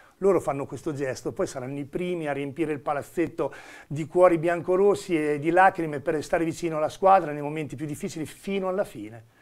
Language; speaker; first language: Italian; native; Italian